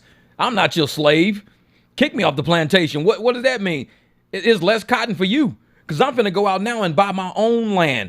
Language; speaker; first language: English; native; English